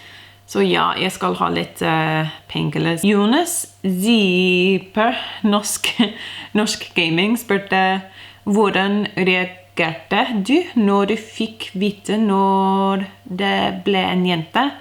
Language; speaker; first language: Norwegian; non-native, fluent; English